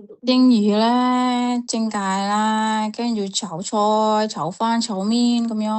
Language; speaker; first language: Cantonese; non-native, learner; Indonesian